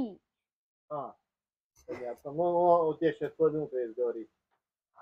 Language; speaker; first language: Russian; native; Russian